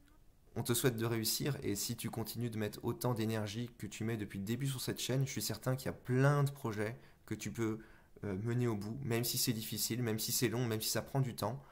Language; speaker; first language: French; native; French